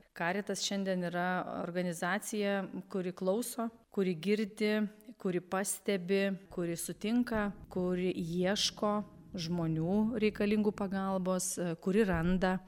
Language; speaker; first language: Lithuanian; native; Lithuanian